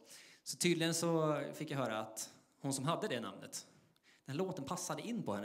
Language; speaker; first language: Swedish; native; Swedish